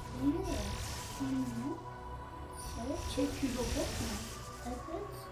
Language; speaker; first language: Turkish; early bilingual, heritage; German